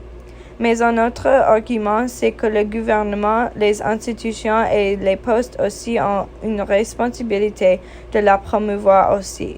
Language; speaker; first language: French; non-native, fluent; English